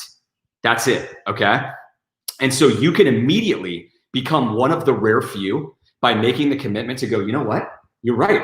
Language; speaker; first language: English; native; English